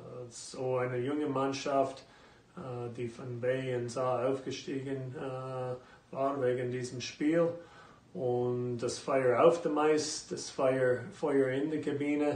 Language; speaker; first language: German; non-native, fluent; English